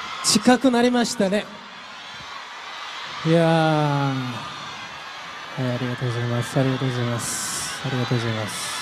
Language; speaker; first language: Japanese; non-native, fluent; Korean